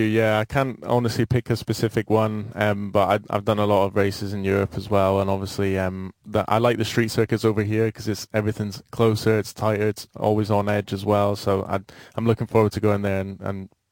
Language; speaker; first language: English; native; English